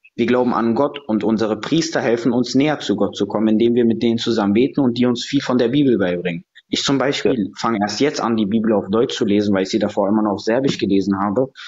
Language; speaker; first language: German; early bilingual, other home language; Serbian